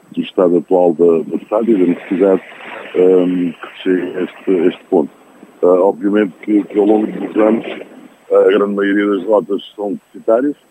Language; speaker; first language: Portuguese; native; Portuguese